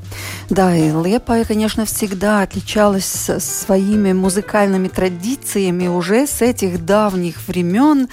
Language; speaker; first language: Russian; native; Russian